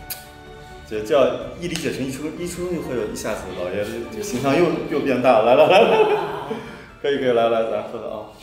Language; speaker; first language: Chinese; native; Chinese